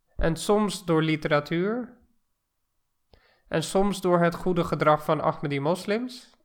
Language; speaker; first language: Dutch; non-native, fluent; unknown